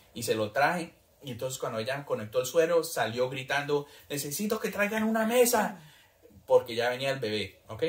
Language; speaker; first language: Spanish; early bilingual, heritage; Spanish